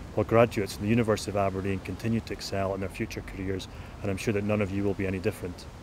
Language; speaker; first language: English; native; English